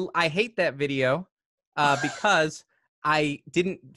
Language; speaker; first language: English; native; English